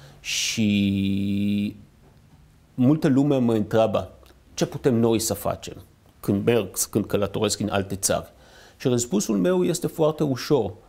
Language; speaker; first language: Romanian; non-native, fluent; Hebrew